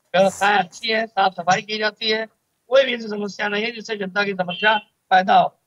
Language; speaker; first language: Hindi; native; Hindi